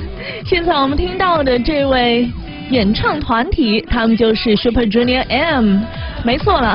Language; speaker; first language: Chinese; native; Chinese